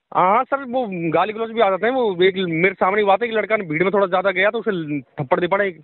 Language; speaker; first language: Hindi; native; Hindi